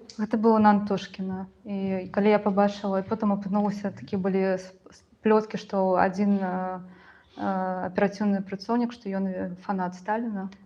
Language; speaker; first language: Belarusian; non-native, local second language; Russian